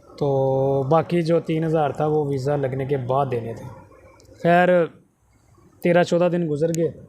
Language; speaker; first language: Urdu; non-native, local second language; Punjabi